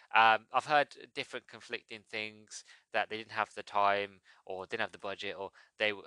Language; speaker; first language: English; native; English